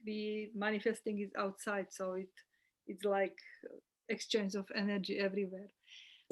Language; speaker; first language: English; non-native, fluent; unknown